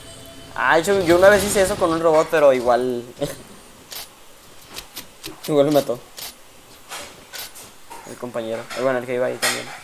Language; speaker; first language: Spanish; native; Spanish